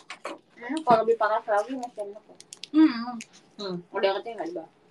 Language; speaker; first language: Indonesian; native; Indonesian